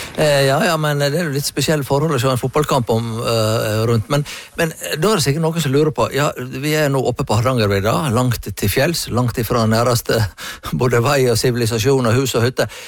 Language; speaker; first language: Norwegian; native; Norwegian